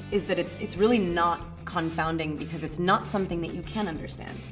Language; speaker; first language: English; native; English